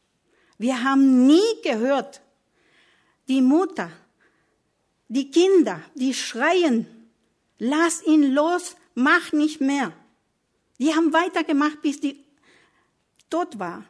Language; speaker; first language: German; non-native, learner; Spanish